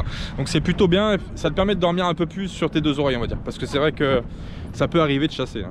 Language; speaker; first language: French; native; French